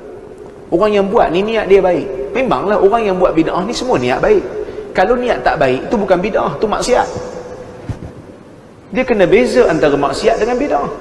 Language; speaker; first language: Malay; native; Malay